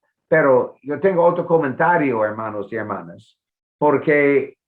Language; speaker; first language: Spanish; non-native, fluent; English